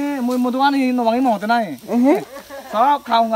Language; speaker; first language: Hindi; non-native, local second language; Assamese